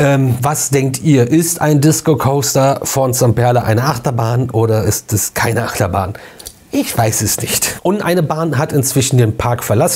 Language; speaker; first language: German; native; German